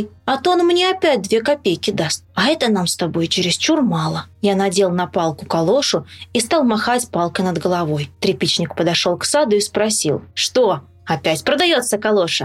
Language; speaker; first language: Russian; native; Russian